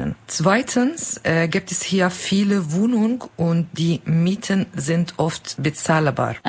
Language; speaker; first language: German; non-native, learner; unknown